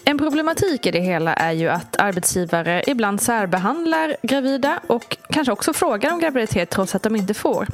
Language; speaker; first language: Swedish; native; Swedish